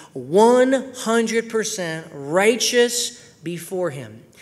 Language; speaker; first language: English; native; English